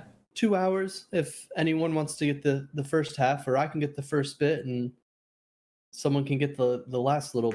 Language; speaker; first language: English; native; English